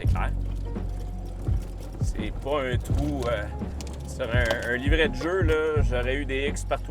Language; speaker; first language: French; native; French